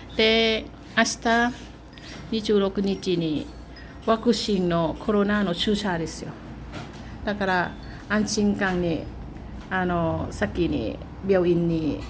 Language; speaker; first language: Japanese; non-native, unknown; Thai